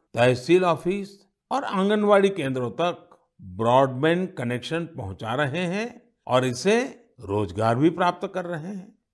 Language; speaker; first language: Hindi; native; Hindi